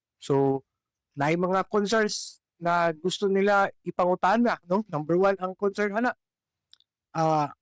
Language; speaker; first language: Cebuano; native; Cebuano